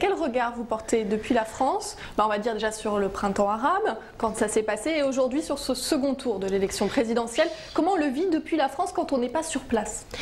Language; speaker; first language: French; native; French